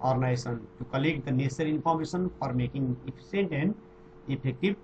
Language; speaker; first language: English; non-native, local second language; Nepali